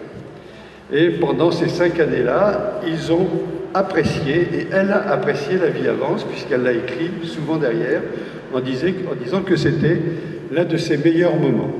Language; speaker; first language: French; native; French